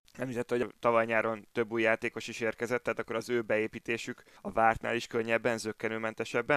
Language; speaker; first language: Hungarian; native; Hungarian